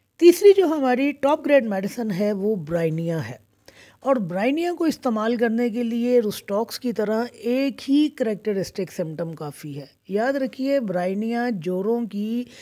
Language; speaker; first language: Urdu; native; Urdu